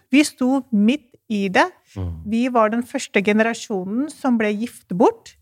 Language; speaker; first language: Norwegian; early bilingual, other home language; Urdu